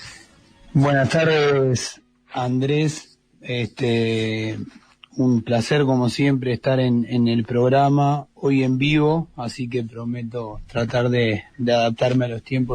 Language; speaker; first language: Spanish; native; Spanish